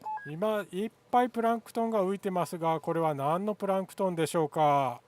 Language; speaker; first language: Japanese; native; Japanese